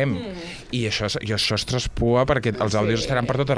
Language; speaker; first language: Catalan; native; Catalan